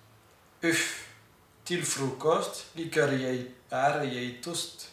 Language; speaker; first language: Norwegian; non-native, learner; French